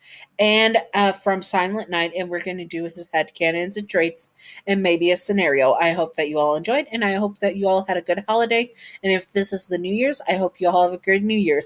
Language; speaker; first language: English; native; English